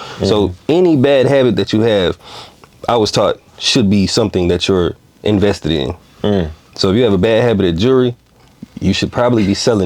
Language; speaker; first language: English; native; English